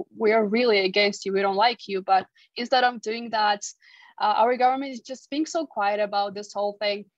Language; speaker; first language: English; non-native, fluent; Georgian